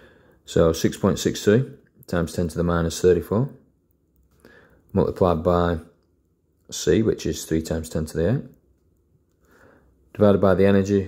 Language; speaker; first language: English; native; English